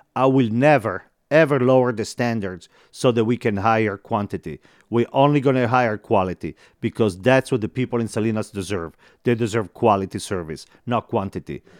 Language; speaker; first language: English; non-native, fluent; Italian